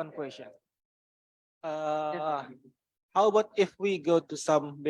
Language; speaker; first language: English; non-native, learner; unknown